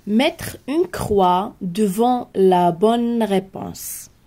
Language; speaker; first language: French; non-native, local second language; Arabic